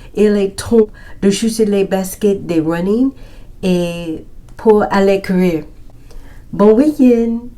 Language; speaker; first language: French; non-native, learner; English